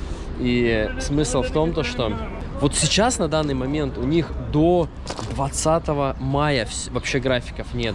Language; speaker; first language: Russian; native; Russian